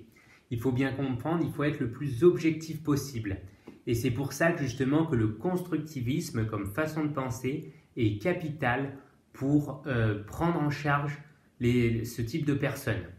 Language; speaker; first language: French; native; French